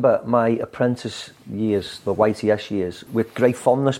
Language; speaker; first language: English; native; English